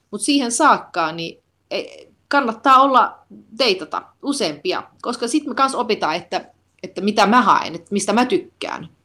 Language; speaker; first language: Finnish; early bilingual, heritage; Finnish